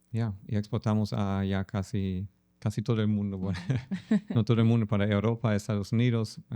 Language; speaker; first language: Spanish; non-native, fluent; German